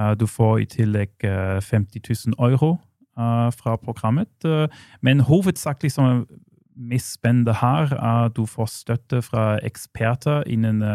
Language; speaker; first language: Norwegian; non-native, fluent; German